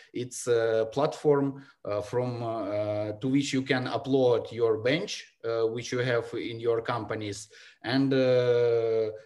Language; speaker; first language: English; non-native, learner; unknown